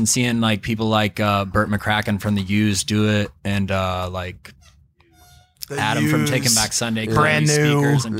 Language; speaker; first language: English; native; English